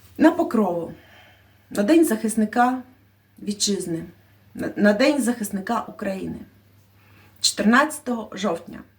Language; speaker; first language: Ukrainian; native; Ukrainian